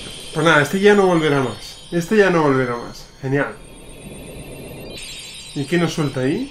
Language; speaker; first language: Spanish; native; Spanish